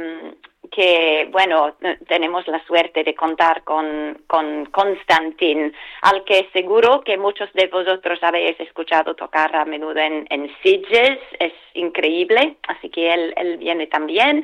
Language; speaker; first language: Spanish; non-native, fluent; English